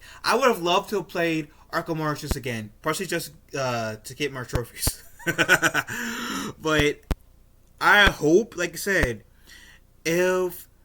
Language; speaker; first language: English; native; English